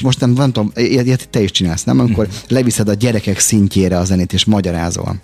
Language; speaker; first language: Hungarian; native; Hungarian